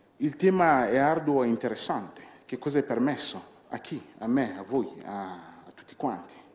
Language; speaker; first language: Italian; non-native, fluent; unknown